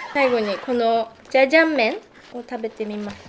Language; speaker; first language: Japanese; native; Japanese